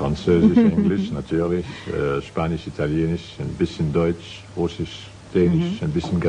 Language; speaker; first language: German; non-native, learner; English